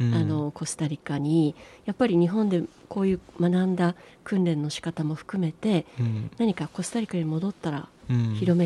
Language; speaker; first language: Japanese; native; Japanese